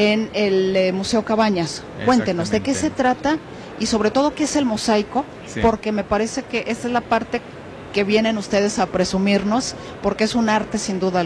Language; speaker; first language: Spanish; native; Spanish